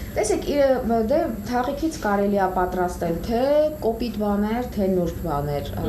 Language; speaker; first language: Armenian; native; Armenian